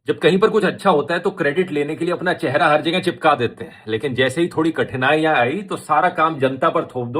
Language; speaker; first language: Hindi; native; Hindi